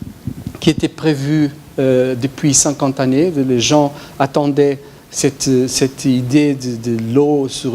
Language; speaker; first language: French; non-native, fluent; Portuguese